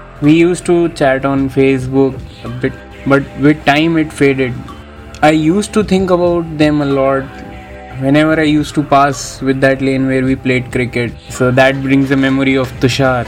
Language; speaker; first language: English; non-native, local second language; Hindi